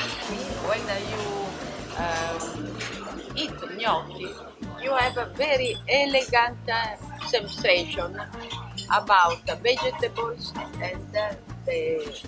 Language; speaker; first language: English; non-native, learner; Italian